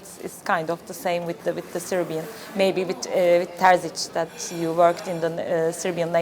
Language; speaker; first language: English; non-native, fluent; Turkish